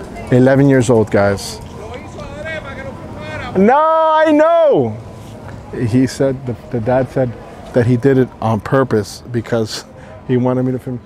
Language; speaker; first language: English; early bilingual, other home language; Spanish